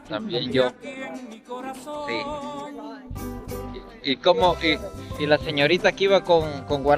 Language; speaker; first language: Spanish; native; Spanish